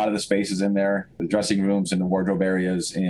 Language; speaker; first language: English; native; English